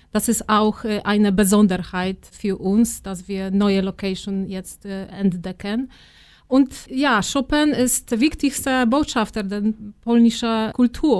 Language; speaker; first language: German; non-native, fluent; Polish